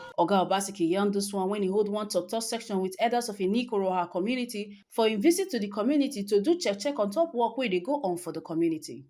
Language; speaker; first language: Nigerian Pidgin; native; Nigerian Pidgin